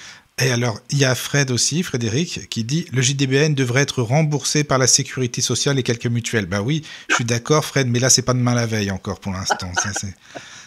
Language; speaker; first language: French; native; French